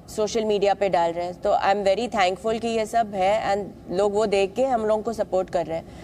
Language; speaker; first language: Hindi; non-native, local second language; Malayalam